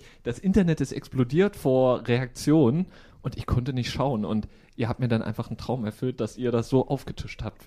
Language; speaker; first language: German; native; German